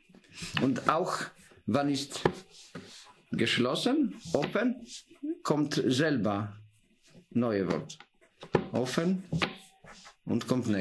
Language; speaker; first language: German; non-native, learner; Polish